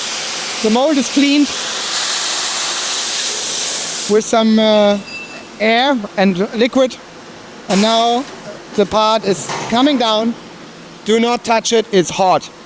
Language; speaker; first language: English; non-native, fluent; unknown